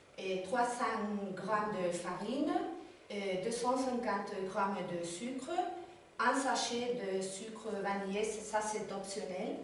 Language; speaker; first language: French; non-native, learner; Spanish